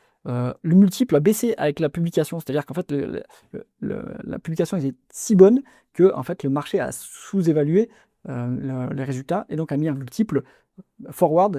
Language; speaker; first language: French; native; French